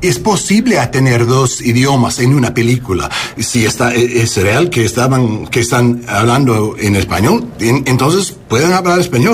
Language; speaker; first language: Spanish; non-native, learner; English